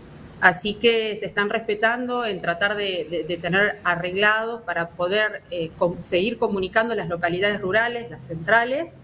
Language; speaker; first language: Spanish; native; Spanish